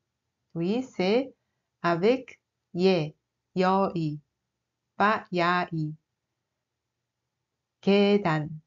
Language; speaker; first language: French; non-native, fluent; Korean